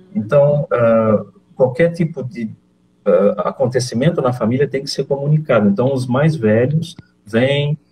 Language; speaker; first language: Portuguese; native; Portuguese